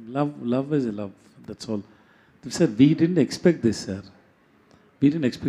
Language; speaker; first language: Telugu; non-native, learner; Tamil